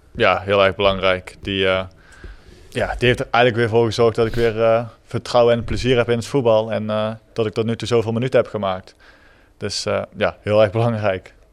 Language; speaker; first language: Dutch; native; Dutch